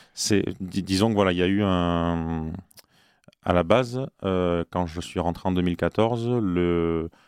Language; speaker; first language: French; native; French